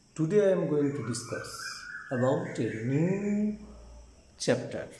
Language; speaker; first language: English; non-native, local second language; Bangla